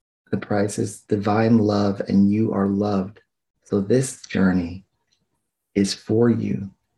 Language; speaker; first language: English; native; English